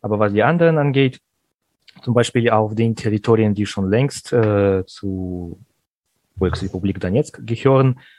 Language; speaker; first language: German; non-native, fluent; Russian